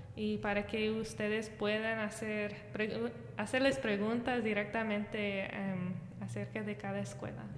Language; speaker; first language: Spanish; early bilingual, heritage; Spanish